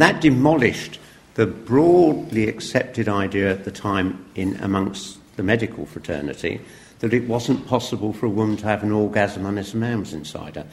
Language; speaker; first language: English; native; English